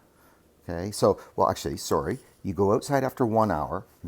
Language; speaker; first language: English; native; English